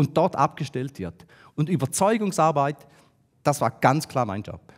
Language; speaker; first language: German; native; German